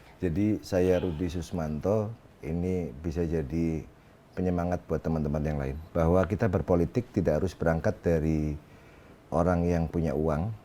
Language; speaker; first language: Indonesian; non-native, local second language; Sundanese